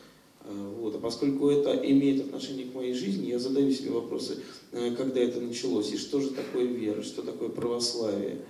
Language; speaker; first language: Russian; native; Russian